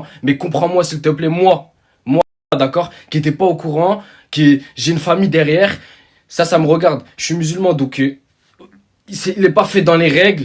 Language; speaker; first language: French; native; French